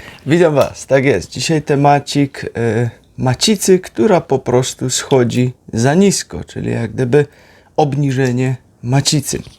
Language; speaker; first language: Polish; native; Polish